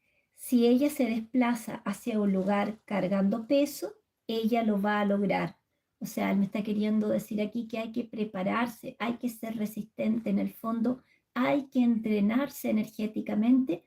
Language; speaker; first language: Spanish; native; Spanish